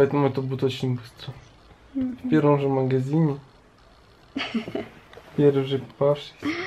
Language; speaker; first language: Russian; native; Russian